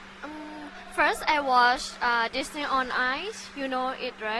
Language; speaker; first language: English; non-native, learner; Thai